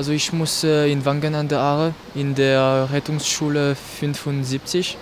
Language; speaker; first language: German; non-native, local second language; French